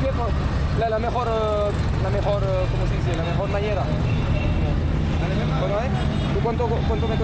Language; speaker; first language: Spanish; non-native, learner; French